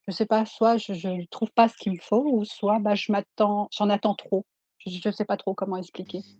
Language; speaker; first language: French; native; French